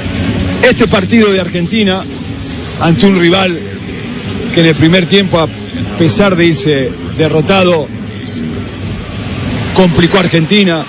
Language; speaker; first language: Spanish; native; Spanish